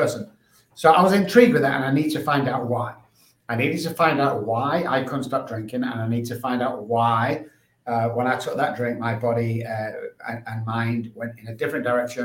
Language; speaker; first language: English; native; English